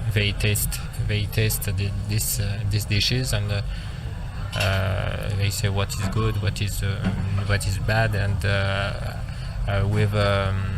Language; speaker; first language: English; non-native, learner; French